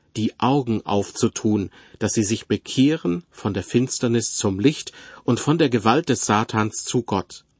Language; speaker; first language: German; native; German